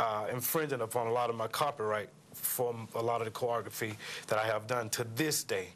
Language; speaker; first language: English; native; English